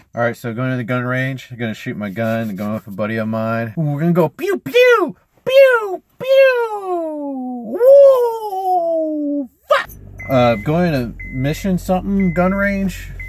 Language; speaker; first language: English; native; English